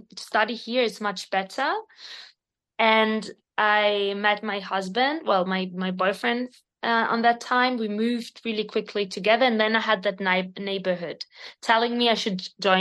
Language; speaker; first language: English; non-native, fluent; Spanish